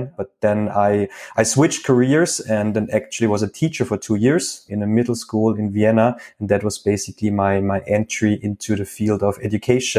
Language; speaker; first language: English; non-native, fluent; German